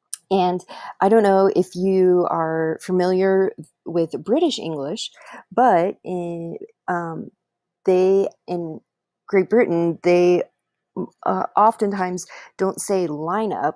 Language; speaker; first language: English; native; English